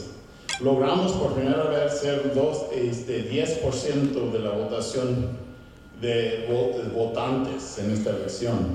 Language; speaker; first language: Spanish; early bilingual, heritage; Spanish